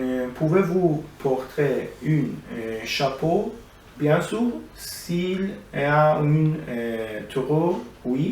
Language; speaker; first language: French; non-native, learner; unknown